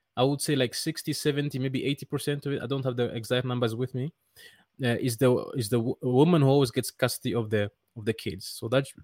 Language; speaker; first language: English; non-native, fluent; Dutch